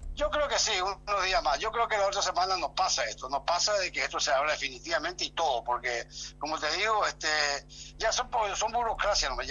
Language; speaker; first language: Spanish; native; Spanish